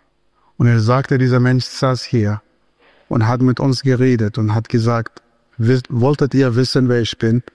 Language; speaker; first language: German; non-native, fluent; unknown